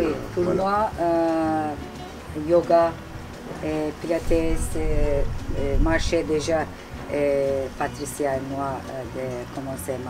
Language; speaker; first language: French; non-native, learner; Turkish